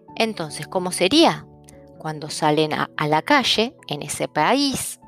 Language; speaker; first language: Spanish; early bilingual, other home language; Italian